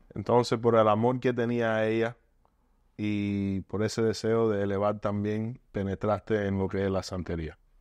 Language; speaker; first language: Spanish; early bilingual, heritage; Spanish